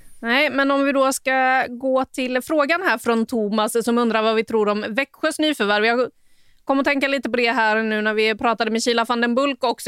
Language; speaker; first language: Swedish; native; Swedish